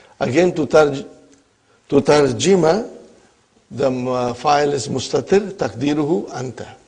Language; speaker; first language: Arabic; non-native, fluent; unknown